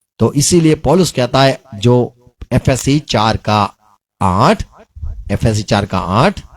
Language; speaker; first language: Hindi; non-native, local second language; Gujarati